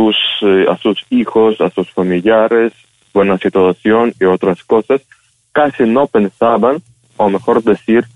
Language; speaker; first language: Spanish; non-native, fluent; Ukrainian